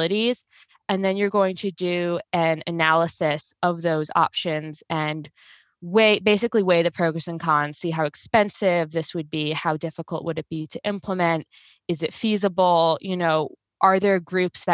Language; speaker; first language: English; native; English